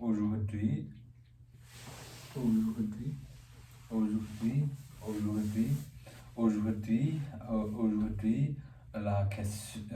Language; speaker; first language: French; non-native, learner; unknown